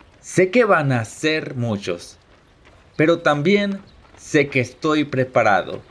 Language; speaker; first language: Spanish; early bilingual, heritage; Spanish